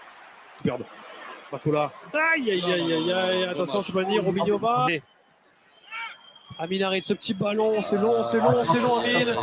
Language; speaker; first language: French; native; French